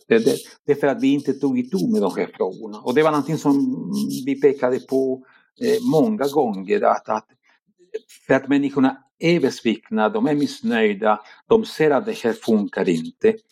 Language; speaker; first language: Swedish; non-native, fluent; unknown